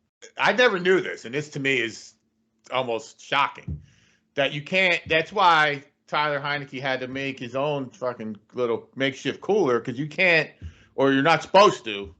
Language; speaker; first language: English; native; English